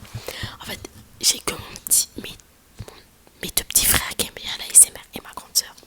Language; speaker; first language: French; native; French